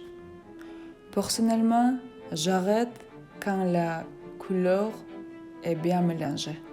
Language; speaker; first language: French; non-native, fluent; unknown